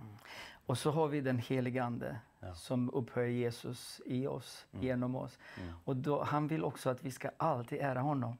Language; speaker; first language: Swedish; non-native, fluent; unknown